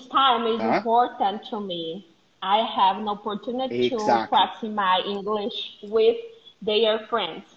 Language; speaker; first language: English; non-native, learner; Portuguese